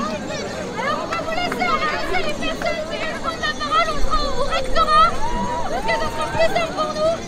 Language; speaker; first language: French; native; French